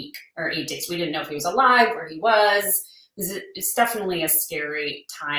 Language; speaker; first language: English; native; English